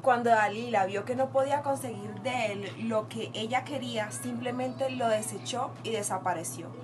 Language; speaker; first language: Spanish; native; Spanish